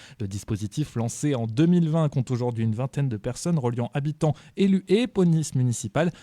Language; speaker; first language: French; native; French